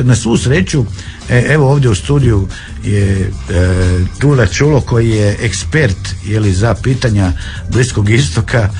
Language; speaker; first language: Croatian; native; Croatian